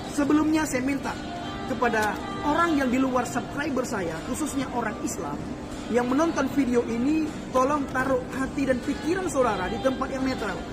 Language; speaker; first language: Indonesian; non-native, local second language; Achinese